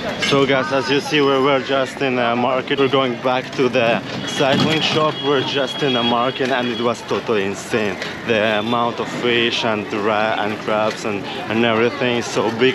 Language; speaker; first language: English; non-native, fluent; Russian